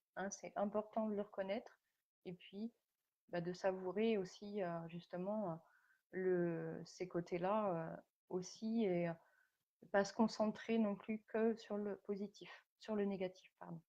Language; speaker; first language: French; native; French